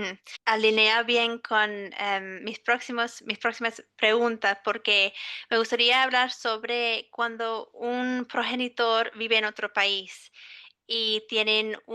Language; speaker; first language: Spanish; non-native, fluent; English